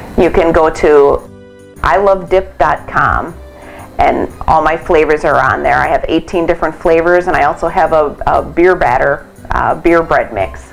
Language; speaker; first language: English; native; English